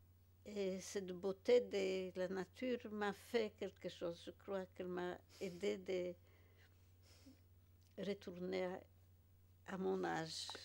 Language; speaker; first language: French; non-native, fluent; Polish